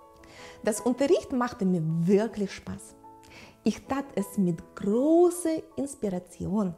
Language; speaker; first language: German; non-native, fluent; Russian